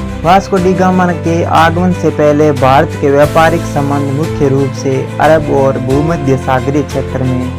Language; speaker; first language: Hindi; native; Hindi